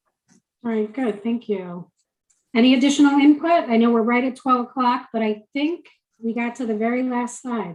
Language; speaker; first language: English; native; English